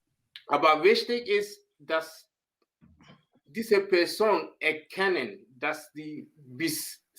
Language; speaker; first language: German; non-native, learner; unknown